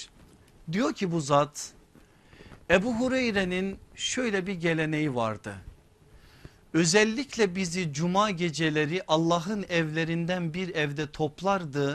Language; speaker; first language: Turkish; native; Turkish